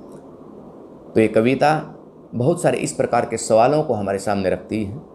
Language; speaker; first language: Hindi; native; Hindi